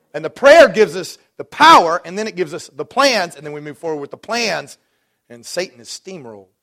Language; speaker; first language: English; native; English